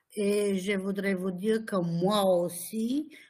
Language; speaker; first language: French; non-native, fluent; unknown